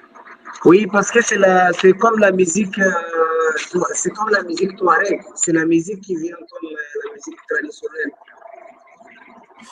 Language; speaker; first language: French; non-native, local second language; Tamasheq